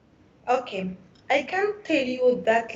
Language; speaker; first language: English; non-native, learner; Arabic